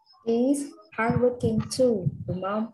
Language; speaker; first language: English; non-native, learner; Vietnamese